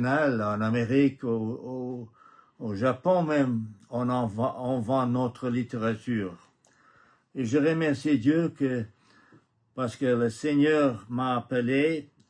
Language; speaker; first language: French; non-native, fluent; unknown